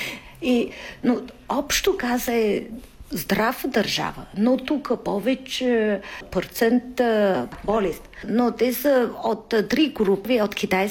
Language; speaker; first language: Bulgarian; non-native, learner; Chinese